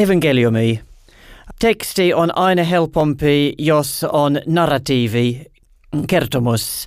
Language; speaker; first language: Finnish; non-native, learner; English